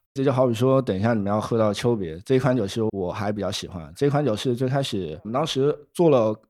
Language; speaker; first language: Chinese; native; Chinese